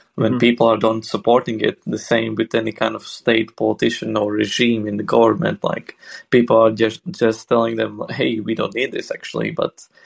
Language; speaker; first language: English; non-native, fluent; Swedish